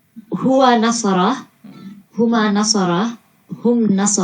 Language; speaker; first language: Arabic; non-native, learner; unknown